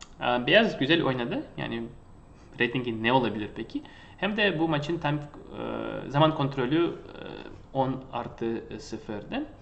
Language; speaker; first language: Turkish; non-native, fluent; Russian